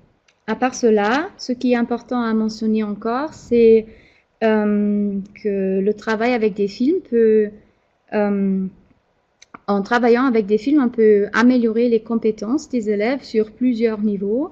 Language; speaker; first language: French; non-native, fluent; German